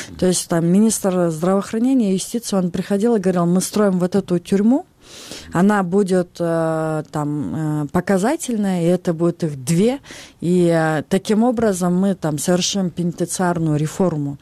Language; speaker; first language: Russian; non-native, local second language; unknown